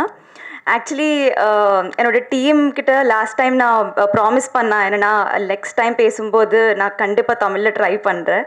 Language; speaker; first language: Tamil; non-native, learner; Telugu